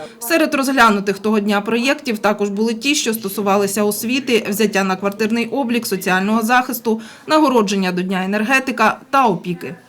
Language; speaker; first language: Ukrainian; native; Ukrainian